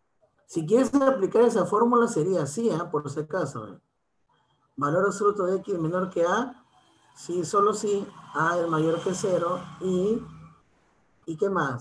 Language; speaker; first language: Spanish; native; Spanish